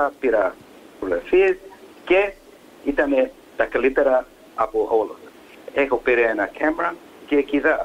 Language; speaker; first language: Greek; early bilingual, heritage; English